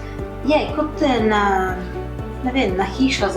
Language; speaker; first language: Slovenian; early bilingual, heritage; Slovenian